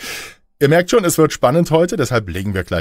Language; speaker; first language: German; native; German